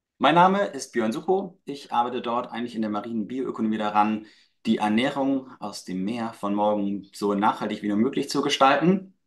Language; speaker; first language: German; native; German